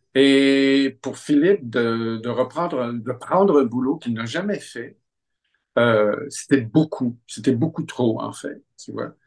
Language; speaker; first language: French; native; French